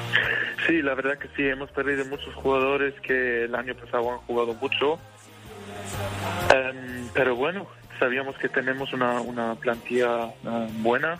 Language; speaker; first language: Spanish; early bilingual, heritage; German